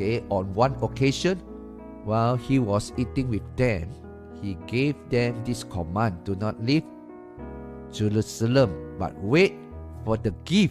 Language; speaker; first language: English; non-native, local second language; Chinese